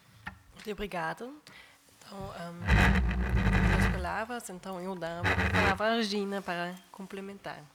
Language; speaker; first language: Portuguese; non-native, fluent; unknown